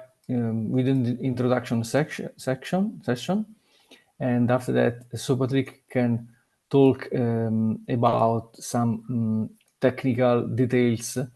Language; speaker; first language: English; non-native, learner; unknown